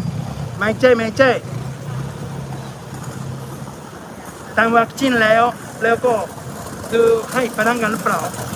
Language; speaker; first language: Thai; non-native, fluent; Japanese